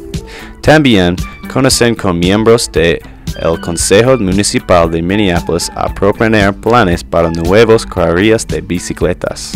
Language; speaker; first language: Spanish; non-native, learner; English